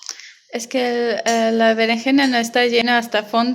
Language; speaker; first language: Spanish; non-native, learner; Armenian